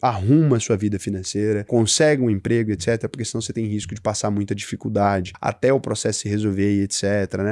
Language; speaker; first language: Portuguese; native; Portuguese